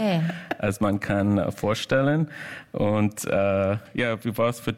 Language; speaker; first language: German; non-native, learner; English